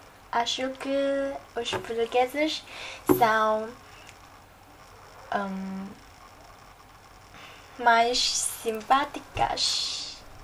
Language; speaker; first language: Portuguese; non-native, learner; Chinese